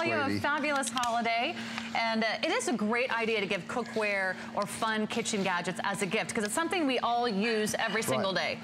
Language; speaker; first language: English; native; English